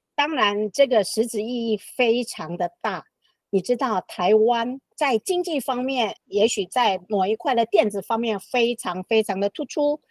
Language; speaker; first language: Chinese; native; Chinese